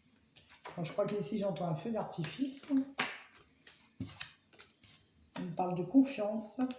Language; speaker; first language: French; native; French